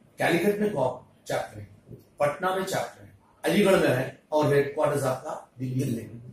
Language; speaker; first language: Hindi; non-native, local second language; Urdu